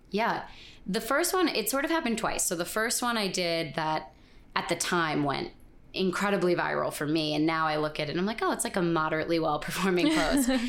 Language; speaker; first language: English; native; English